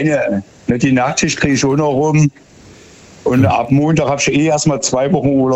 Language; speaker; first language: German; native; German